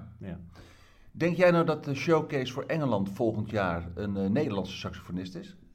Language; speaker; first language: Dutch; native; Dutch